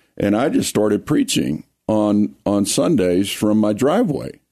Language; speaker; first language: English; native; English